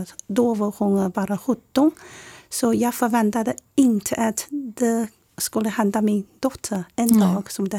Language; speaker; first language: Swedish; non-native, fluent; Chinese